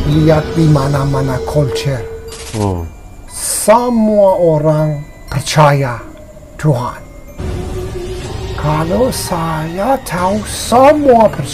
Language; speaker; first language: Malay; non-native, learner; Persian